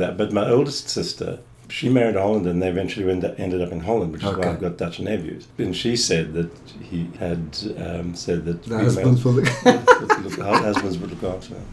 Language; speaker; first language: English; native; English